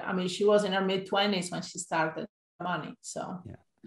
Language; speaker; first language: English; non-native, fluent; Italian